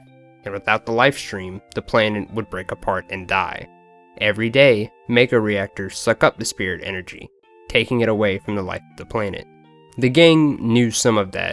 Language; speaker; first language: English; native; English